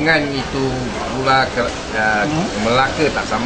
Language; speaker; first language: Indonesian; non-native, local second language; Chinese